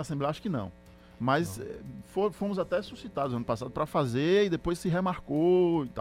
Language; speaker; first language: Portuguese; native; Portuguese